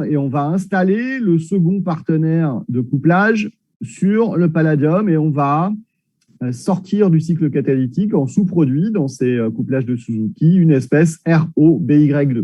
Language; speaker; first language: French; native; French